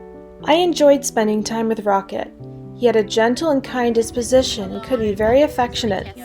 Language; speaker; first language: English; native; English